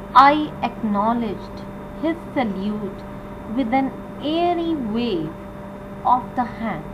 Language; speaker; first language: English; non-native, local second language; Punjabi